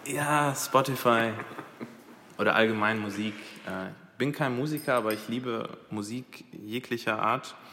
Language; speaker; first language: German; early bilingual, other home language; Arabic